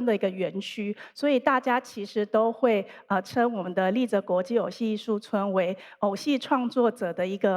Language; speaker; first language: Chinese; native; Chinese